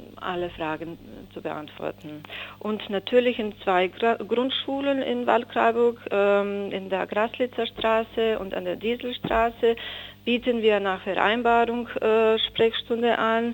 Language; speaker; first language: German; non-native, fluent; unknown